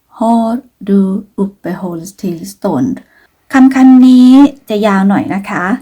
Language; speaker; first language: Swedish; non-native, fluent; Thai